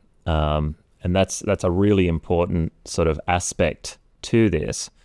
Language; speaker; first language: English; native; English